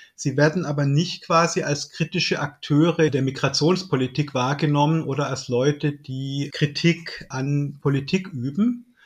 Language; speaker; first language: German; native; German